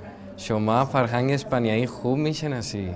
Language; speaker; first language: Persian; non-native, learner; Spanish